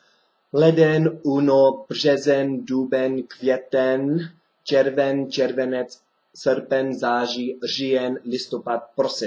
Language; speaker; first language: Czech; non-native, fluent; English